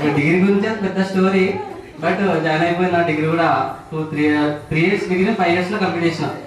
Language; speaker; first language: Telugu; non-native, local second language; Urdu